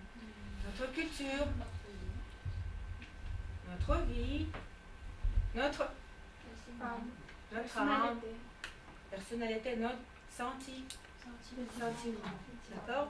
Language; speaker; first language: French; non-native, fluent; Russian